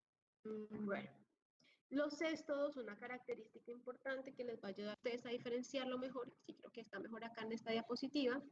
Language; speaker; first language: Spanish; native; Spanish